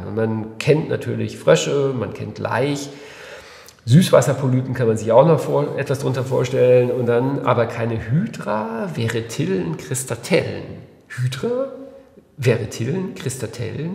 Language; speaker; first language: German; native; German